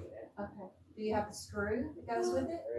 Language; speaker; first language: English; native; English